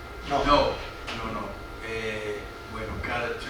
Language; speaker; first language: Spanish; non-native, fluent; English